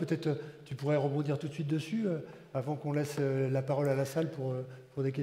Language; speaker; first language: French; native; French